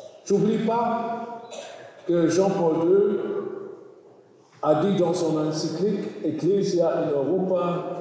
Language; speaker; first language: French; non-native, learner; German